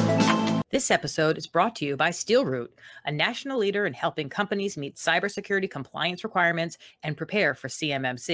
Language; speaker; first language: English; native; English